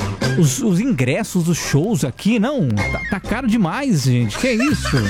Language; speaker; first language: Portuguese; native; Portuguese